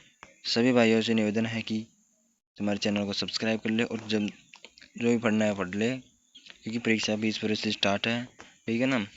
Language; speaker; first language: Hindi; native; Hindi